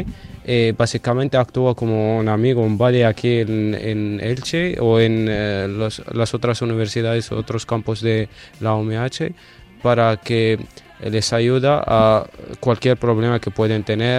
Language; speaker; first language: Spanish; non-native, fluent; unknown